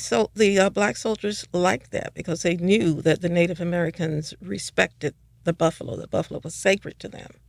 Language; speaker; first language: English; native; English